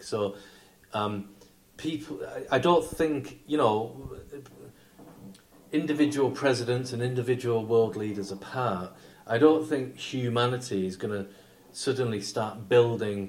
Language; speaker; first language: English; native; English